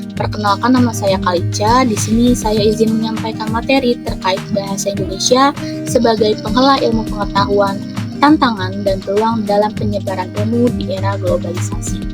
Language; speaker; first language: Indonesian; native; Indonesian